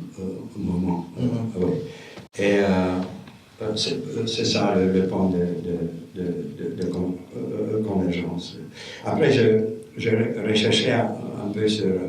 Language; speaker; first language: French; non-native, fluent; Romanian